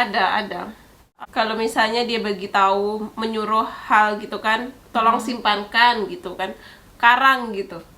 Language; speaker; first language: Indonesian; non-native, local second language; Javanese